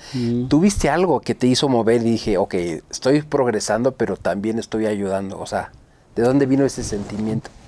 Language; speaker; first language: Spanish; native; Spanish